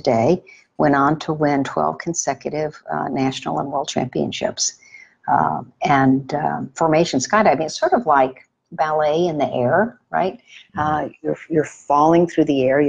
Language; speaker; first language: English; native; English